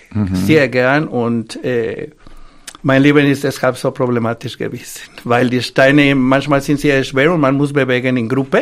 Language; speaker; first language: German; non-native, fluent; Spanish